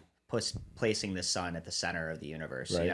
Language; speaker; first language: English; native; English